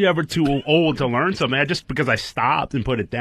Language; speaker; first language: English; native; English